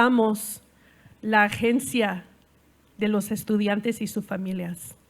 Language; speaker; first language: Spanish; non-native, learner; English